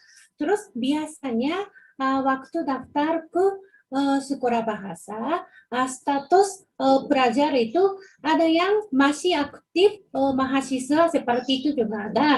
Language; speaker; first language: Indonesian; non-native, fluent; Japanese